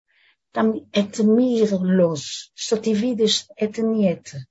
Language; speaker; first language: Russian; non-native, fluent; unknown